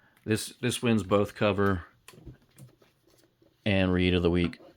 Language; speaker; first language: English; native; English